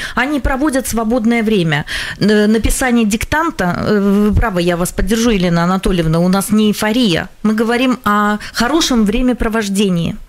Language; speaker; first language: Russian; non-native, local second language; Latvian